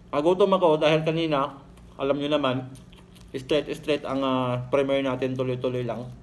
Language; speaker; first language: Filipino; non-native, local second language; Cebuano